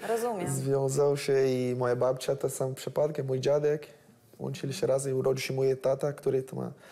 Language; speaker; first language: Polish; non-native, learner; Portuguese